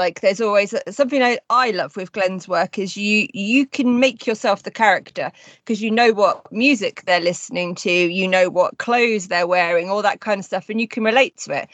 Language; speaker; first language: English; native; English